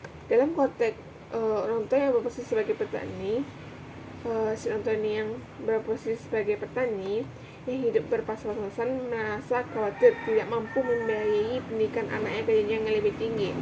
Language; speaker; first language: Indonesian; native; Indonesian